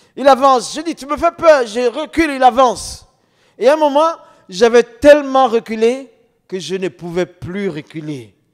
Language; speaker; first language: French; non-native, local second language; Dyula